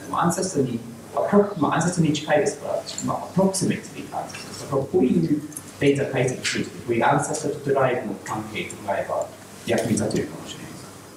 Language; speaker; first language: Japanese; non-native, learner; English